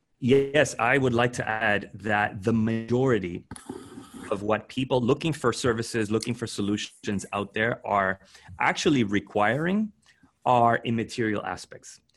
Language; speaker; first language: English; early bilingual, other home language; Spanish